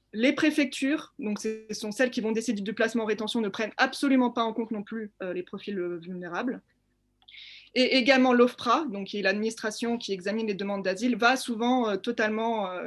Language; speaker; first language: French; native; French